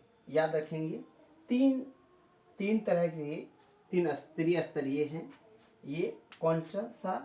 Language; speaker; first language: Hindi; native; Hindi